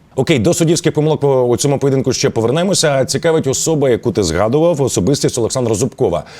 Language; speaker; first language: Ukrainian; native; Ukrainian